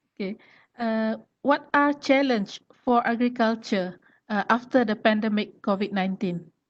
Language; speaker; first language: English; non-native, fluent; Malay